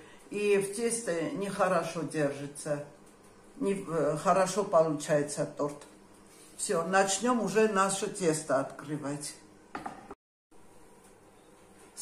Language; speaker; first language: Russian; non-native, local second language; Armenian